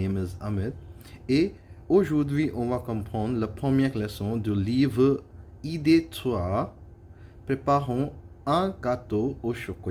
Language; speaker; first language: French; non-native, fluent; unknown